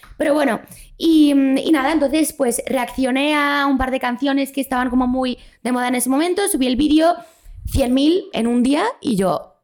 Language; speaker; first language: Spanish; early bilingual, other home language; Polish